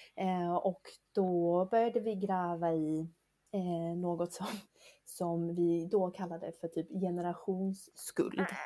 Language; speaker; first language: Swedish; early bilingual, other home language; Chinese